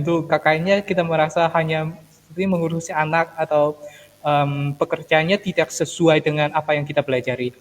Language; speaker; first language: Indonesian; non-native, fluent; Armenian